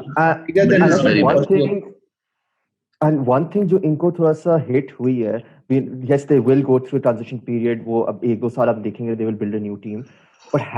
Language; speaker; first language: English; non-native, local second language; Urdu